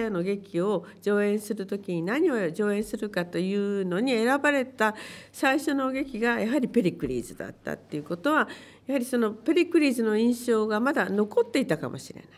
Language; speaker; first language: Japanese; native; Japanese